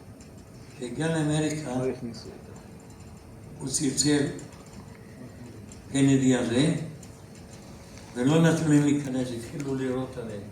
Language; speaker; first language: Hebrew; non-native, fluent; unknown